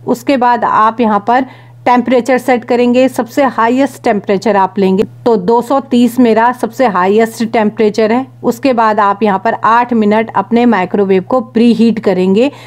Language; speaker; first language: Hindi; native; Hindi